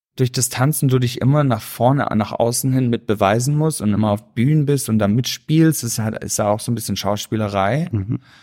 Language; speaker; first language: German; native; German